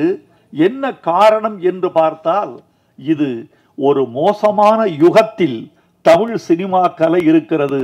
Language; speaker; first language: Tamil; native; Tamil